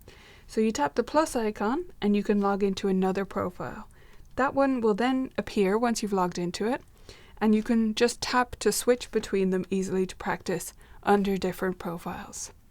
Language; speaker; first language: English; native; English